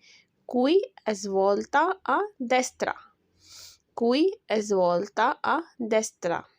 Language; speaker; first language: Italian; non-native, learner; Urdu